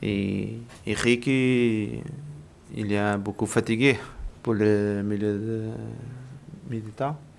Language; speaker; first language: French; non-native, learner; Portuguese